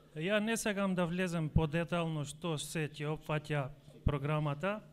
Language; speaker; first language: Macedonian; non-native, local second language; Albanian